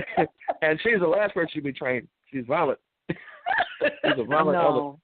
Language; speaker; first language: English; native; English